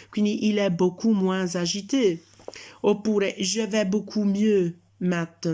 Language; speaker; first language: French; non-native, fluent; Italian